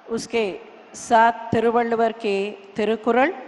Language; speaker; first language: Hindi; non-native, local second language; Tamil